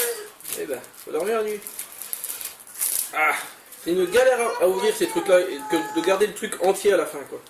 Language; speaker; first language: French; native; French